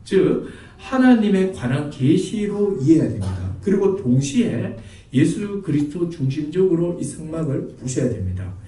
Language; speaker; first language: Korean; native; Korean